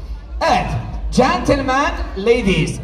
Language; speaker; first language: Russian; non-native, learner; Turkish